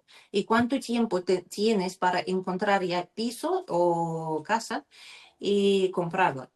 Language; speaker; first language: Spanish; non-native, learner; Russian